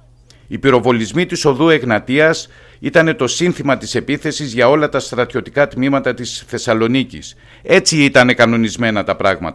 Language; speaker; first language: Greek; native; Greek